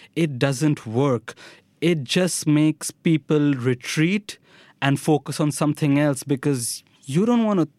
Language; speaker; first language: English; non-native, local second language; Hindi